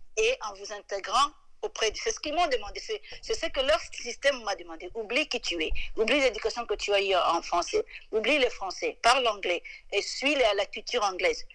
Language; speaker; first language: French; non-native, local second language; Lingala